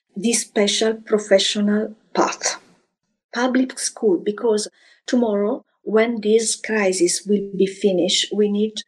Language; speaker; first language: English; non-native, fluent; Italian